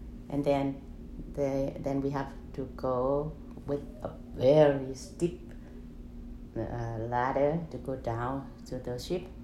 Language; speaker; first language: English; non-native, fluent; Vietnamese